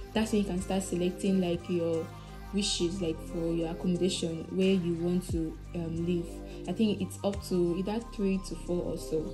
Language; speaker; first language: English; non-native, local second language; Ibibio